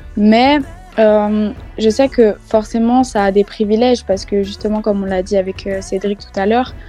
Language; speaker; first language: French; native; French